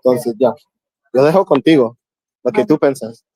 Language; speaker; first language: Spanish; non-native, learner; English